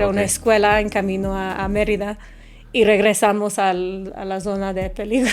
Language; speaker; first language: Spanish; non-native, fluent; English